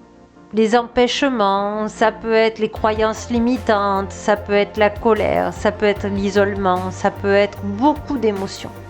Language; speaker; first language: French; native; French